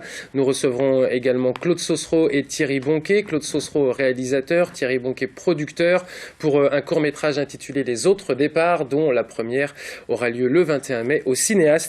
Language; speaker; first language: French; native; French